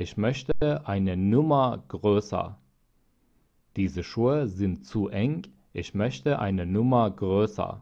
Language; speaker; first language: German; non-native, fluent; Persian